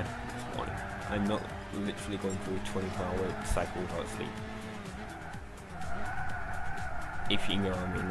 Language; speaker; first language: English; native; English